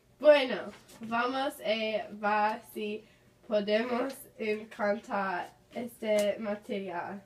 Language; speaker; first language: Spanish; non-native, learner; English